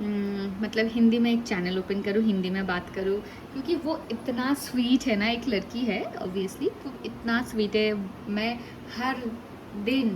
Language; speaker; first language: Hindi; non-native, local second language; Bangla